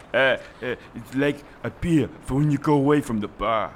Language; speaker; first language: English; native; English